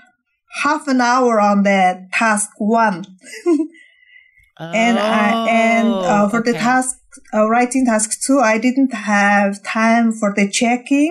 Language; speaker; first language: English; non-native, fluent; Mongolian